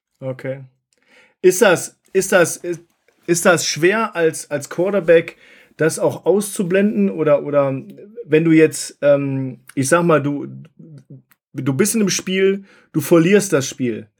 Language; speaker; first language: German; native; German